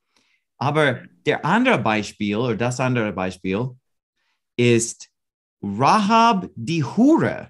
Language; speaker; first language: German; non-native, learner; English